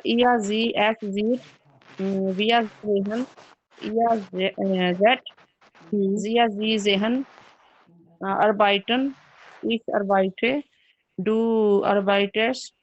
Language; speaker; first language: German; non-native, learner; Urdu